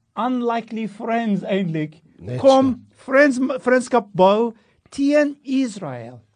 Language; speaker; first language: Afrikaans; non-native, fluent; Turkish